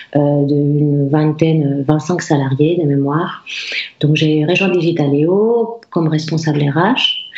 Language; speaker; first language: French; non-native, fluent; Spanish